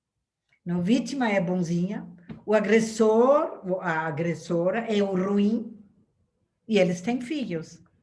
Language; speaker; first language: Portuguese; non-native, fluent; German